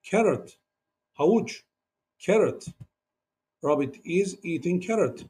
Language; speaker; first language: English; non-native, learner; Turkish